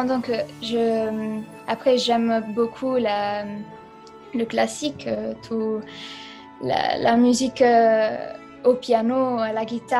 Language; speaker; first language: French; non-native, fluent; Italian